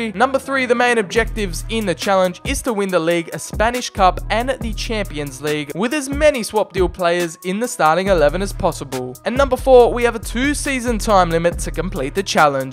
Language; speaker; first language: English; native; English